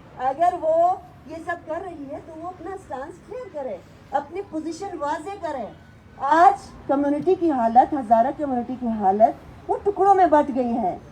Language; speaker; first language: Urdu; non-native, local second language; Hazaragi